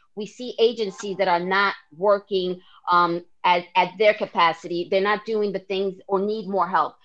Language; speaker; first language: English; native; English